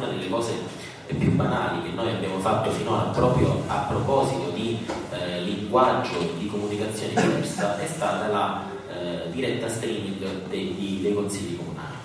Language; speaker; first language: Italian; native; Italian